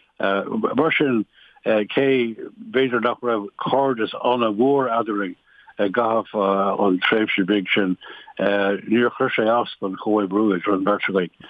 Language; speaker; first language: Irish; non-native, local second language; English